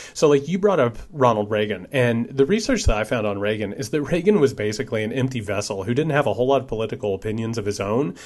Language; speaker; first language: English; native; English